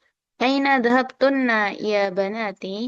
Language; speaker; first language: Arabic; non-native, fluent; Indonesian